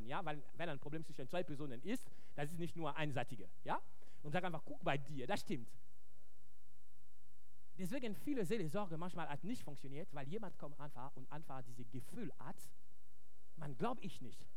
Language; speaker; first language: German; non-native, fluent; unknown